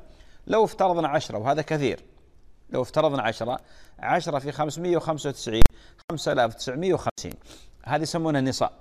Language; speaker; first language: Arabic; native; Arabic